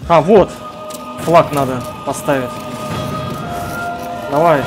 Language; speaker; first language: Russian; native; Russian